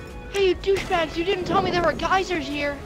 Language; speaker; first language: English; native; English